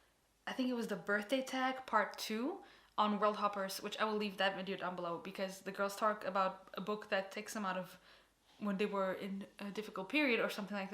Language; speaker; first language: English; non-native, fluent; Portuguese